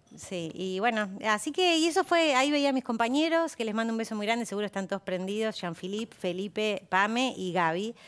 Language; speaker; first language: Spanish; native; Spanish